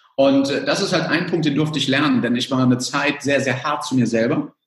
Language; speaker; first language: German; early bilingual, other home language; Spanish